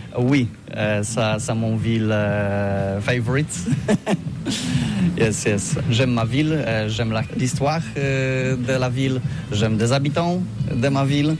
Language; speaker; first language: French; non-native, learner; Polish